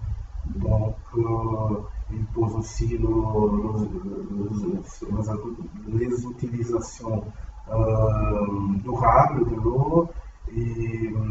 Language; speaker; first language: French; non-native, learner; Portuguese